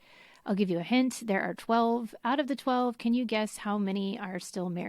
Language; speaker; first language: English; native; English